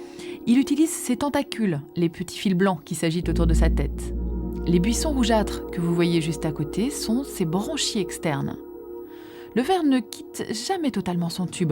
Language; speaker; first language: French; native; French